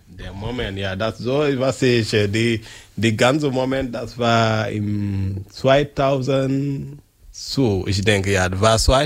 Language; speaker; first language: German; non-native, learner; French